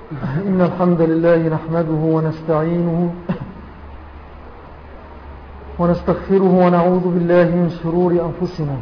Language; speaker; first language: Arabic; native; Arabic